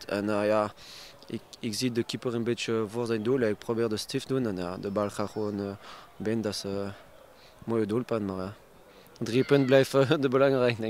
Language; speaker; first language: Dutch; non-native, learner; French